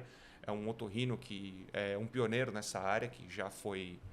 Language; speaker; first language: Portuguese; native; Portuguese